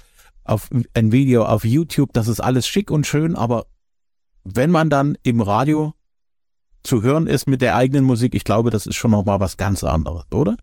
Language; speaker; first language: German; native; German